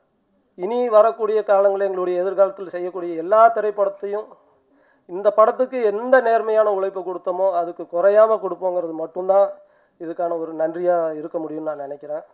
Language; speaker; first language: Tamil; native; Tamil